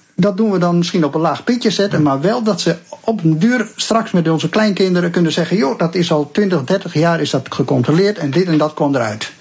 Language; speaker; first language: Dutch; native; Dutch